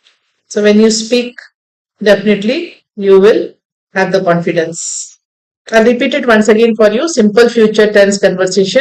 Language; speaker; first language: English; non-native, local second language; Hindi